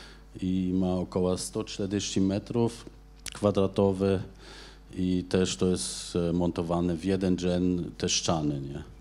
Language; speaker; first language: Polish; non-native, fluent; German